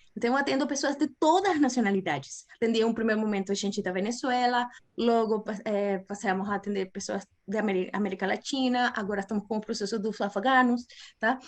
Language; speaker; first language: Portuguese; non-native, fluent; Spanish